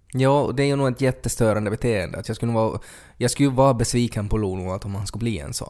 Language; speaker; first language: Swedish; native; Swedish